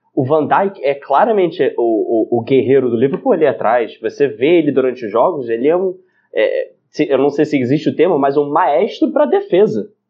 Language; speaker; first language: Portuguese; non-native, fluent; English